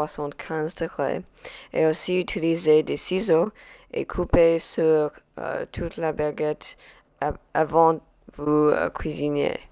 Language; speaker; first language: French; non-native, learner; English